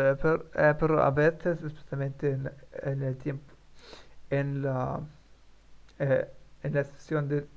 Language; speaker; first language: Spanish; non-native, learner; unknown